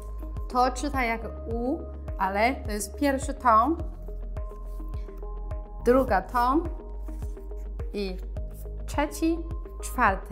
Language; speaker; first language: Polish; non-native, learner; Chinese